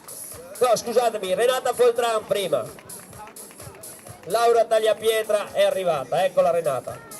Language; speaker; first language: Italian; native; Italian